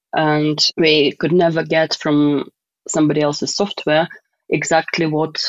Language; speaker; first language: English; non-native, fluent; Russian